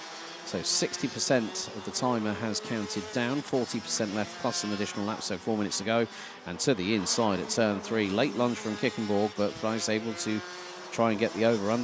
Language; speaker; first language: English; non-native, fluent; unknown